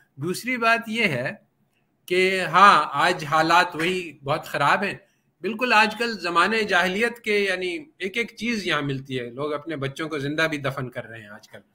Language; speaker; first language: Urdu; native; Urdu